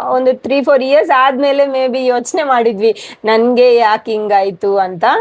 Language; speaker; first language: Kannada; non-native, local second language; Telugu